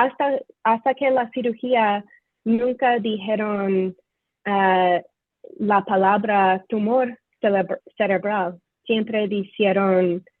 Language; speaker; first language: Spanish; non-native, fluent; English